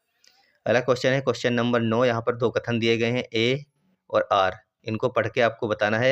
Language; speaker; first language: Hindi; native; Hindi